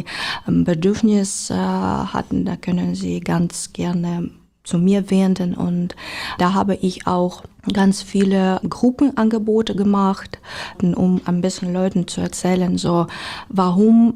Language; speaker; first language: German; non-native, learner; Ukrainian